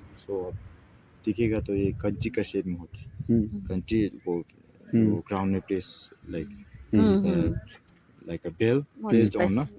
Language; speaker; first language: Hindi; non-native, fluent; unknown